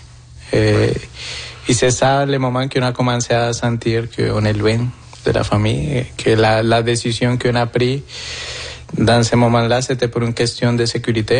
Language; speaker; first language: French; non-native, fluent; Spanish